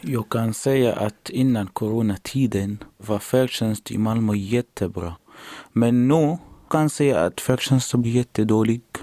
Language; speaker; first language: Swedish; non-native, learner; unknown